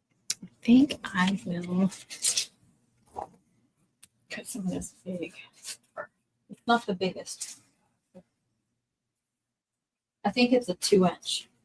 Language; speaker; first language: English; native; English